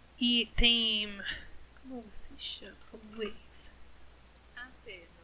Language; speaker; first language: Portuguese; non-native, learner; English